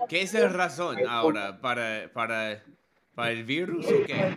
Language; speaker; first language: Spanish; non-native, learner; English